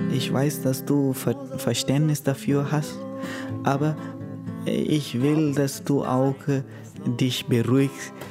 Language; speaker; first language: German; non-native, learner; Konkani